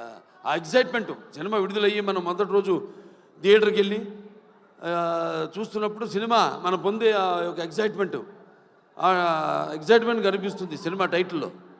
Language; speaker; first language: Telugu; native; Telugu